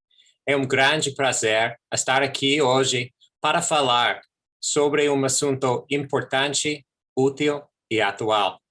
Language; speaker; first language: Portuguese; non-native, fluent; English